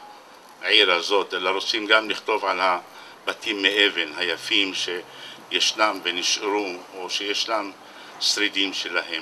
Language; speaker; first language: Hebrew; non-native, local second language; Arabic